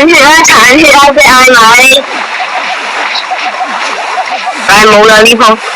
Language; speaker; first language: Chinese; early bilingual, heritage; Cantonese